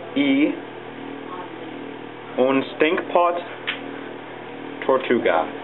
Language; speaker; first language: Spanish; non-native, learner; English